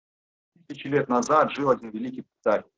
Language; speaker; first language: Russian; native; Russian